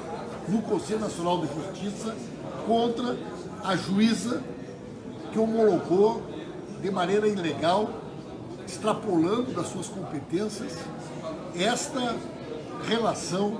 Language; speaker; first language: Portuguese; native; Portuguese